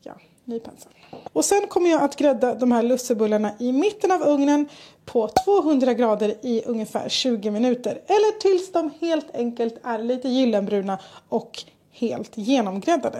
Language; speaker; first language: Swedish; native; Swedish